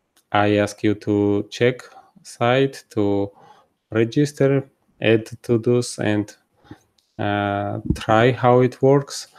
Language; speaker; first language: English; non-native, fluent; Georgian